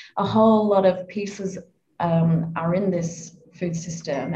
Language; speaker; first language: English; native; English